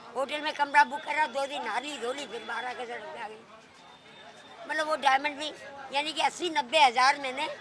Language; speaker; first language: Hindi; native; Hindi